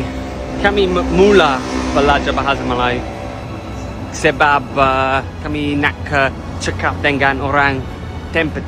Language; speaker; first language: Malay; non-native, learner; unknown